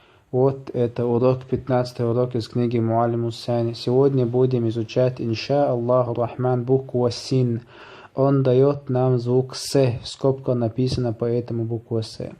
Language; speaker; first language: Russian; non-native, local second language; Chechen